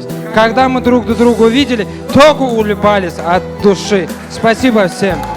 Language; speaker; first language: Russian; non-native, fluent; Turkmen